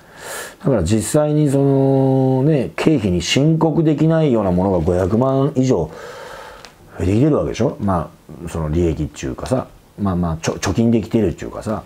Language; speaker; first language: Japanese; native; Japanese